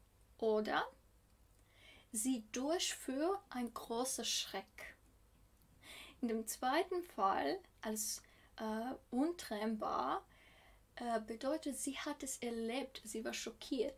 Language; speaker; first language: German; non-native, fluent; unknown